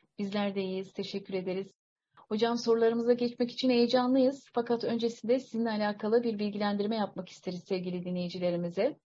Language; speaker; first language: Turkish; native; Turkish